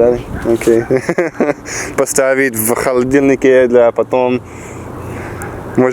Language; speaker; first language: Russian; non-native, learner; English